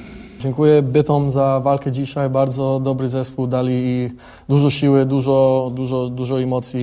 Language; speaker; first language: Polish; early bilingual, heritage; English